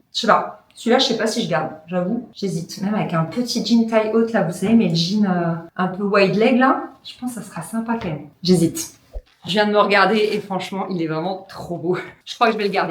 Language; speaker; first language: French; native; French